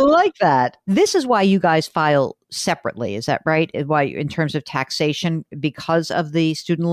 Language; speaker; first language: English; native; English